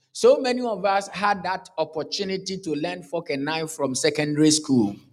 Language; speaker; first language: English; non-native, local second language; Akan